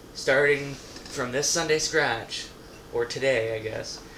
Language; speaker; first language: English; native; English